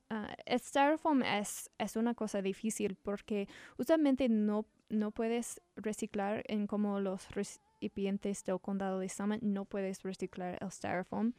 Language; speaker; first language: Spanish; non-native, learner; English